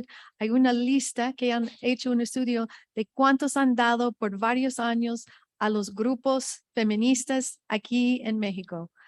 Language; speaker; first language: Spanish; non-native, fluent; English